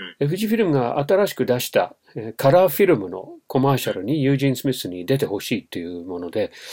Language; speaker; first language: Japanese; non-native, fluent; English